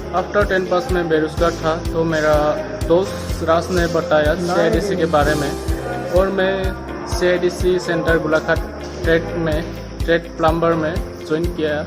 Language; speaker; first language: Hindi; non-native, local second language; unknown